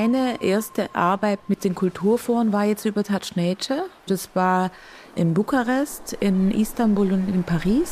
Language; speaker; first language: German; native; German